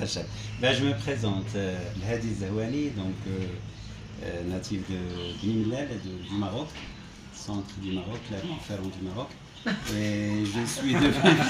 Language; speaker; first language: French; non-native, local second language; Arabic